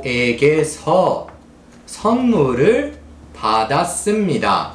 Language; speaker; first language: Korean; early bilingual, heritage; Portuguese